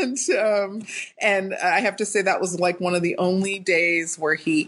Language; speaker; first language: English; native; English